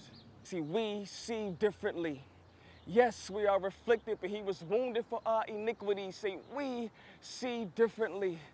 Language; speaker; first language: English; native; English